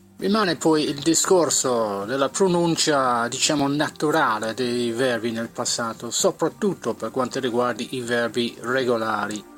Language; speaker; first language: Italian; native; Italian